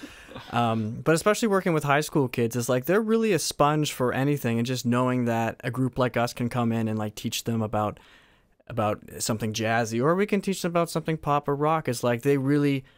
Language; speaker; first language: English; native; English